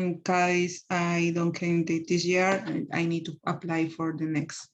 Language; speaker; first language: English; non-native, learner; Spanish